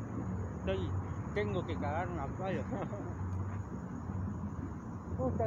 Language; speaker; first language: Spanish; native; Spanish